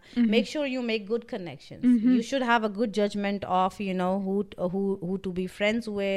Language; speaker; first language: English; non-native, local second language; Punjabi